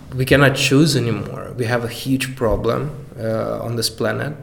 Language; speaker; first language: English; non-native, fluent; Ukrainian